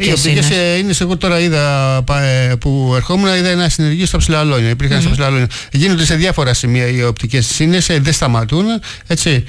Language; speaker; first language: Greek; native; Greek